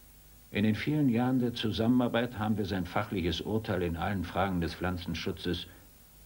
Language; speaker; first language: German; native; German